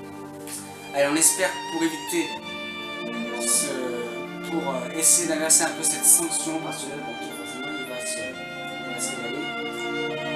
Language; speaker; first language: French; native; French